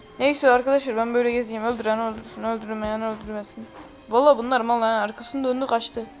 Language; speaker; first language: Turkish; native; Turkish